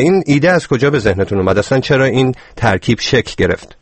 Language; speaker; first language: Persian; native; Persian